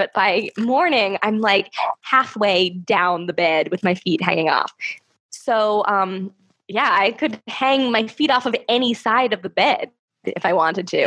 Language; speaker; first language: English; native; English